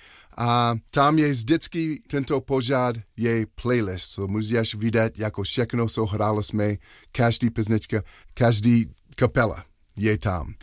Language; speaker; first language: Czech; non-native, learner; English